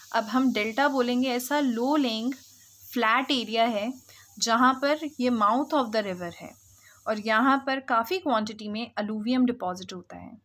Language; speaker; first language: Hindi; native; Hindi